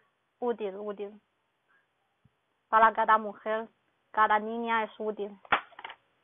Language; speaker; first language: Spanish; non-native, learner; Chinese